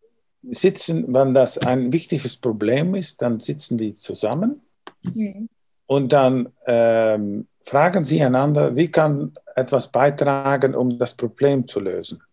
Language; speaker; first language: German; non-native, learner; Dutch